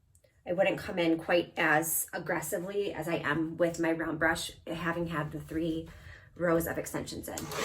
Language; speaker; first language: English; native; English